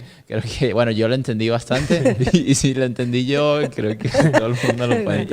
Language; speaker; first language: Spanish; native; Spanish